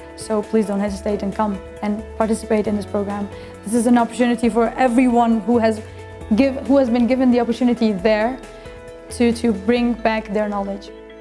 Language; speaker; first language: English; non-native, fluent; Persian